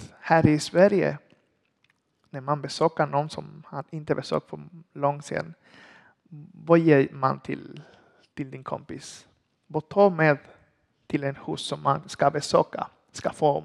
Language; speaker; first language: Swedish; non-native, learner; Spanish